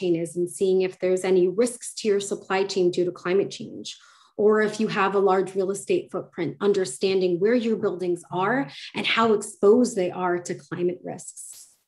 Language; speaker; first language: English; native; English